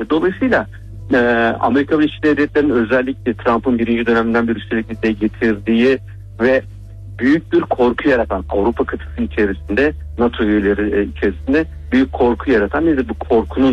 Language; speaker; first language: Turkish; native; Turkish